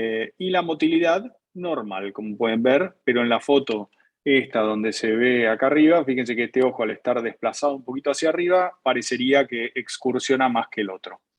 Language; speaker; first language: Spanish; native; Spanish